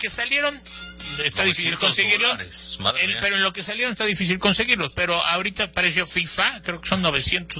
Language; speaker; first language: Spanish; native; Spanish